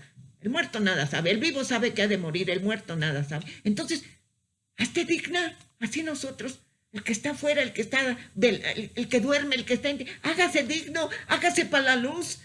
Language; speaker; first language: Spanish; native; Spanish